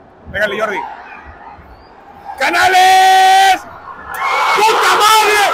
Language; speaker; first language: Spanish; native; Spanish